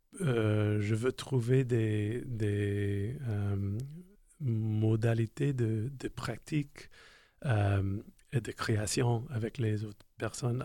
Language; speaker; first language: French; non-native, learner; English